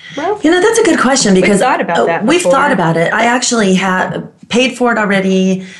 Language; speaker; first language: English; non-native, fluent; Greek